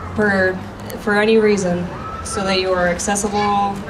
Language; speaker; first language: English; native; English